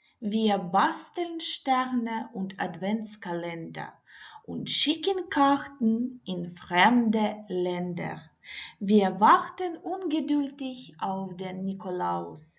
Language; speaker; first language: German; non-native, fluent; Ukrainian